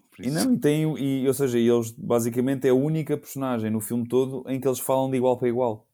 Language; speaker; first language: Portuguese; native; Portuguese